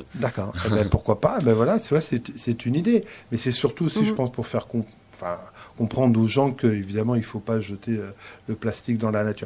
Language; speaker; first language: French; native; French